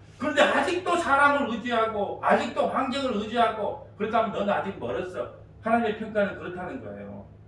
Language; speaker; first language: Korean; native; Korean